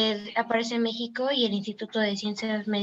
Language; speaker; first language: Spanish; native; Spanish